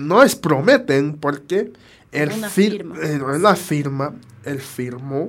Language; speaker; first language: Spanish; non-native, fluent; Haitian Creole